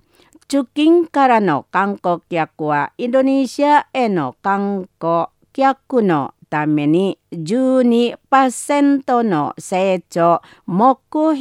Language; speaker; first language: Japanese; non-native, learner; Indonesian